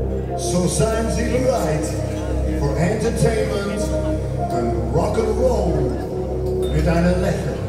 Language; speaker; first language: German; non-native, learner; English